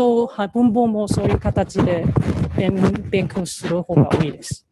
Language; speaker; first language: Japanese; non-native, learner; Chinese